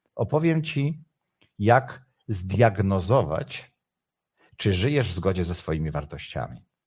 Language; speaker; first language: Polish; native; Polish